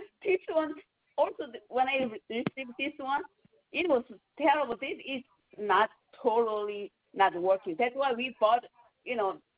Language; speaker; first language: English; non-native, learner; Korean